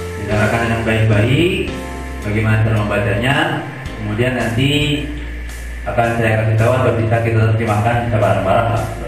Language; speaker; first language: Indonesian; non-native, local second language; Sundanese